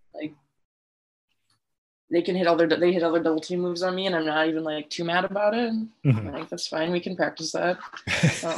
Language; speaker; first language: English; native; English